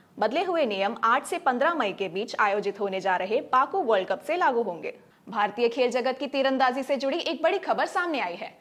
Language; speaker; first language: Hindi; non-native, local second language; Malayalam